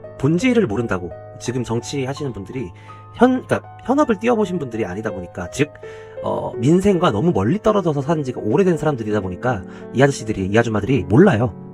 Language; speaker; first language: Korean; native; Korean